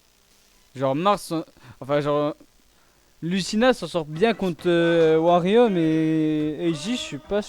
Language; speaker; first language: French; native; French